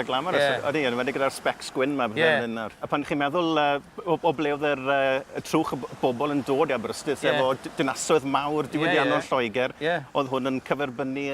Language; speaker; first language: Welsh; native; Welsh